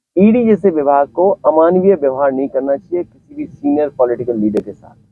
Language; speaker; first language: Hindi; native; Hindi